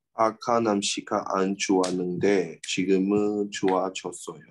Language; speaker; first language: Korean; non-native, learner; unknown